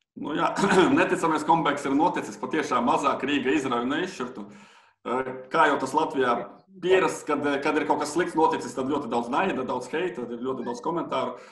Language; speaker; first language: Latvian; non-native, local second language; Russian